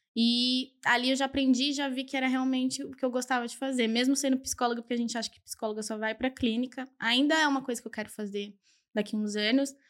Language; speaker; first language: Portuguese; early bilingual, other home language; Spanish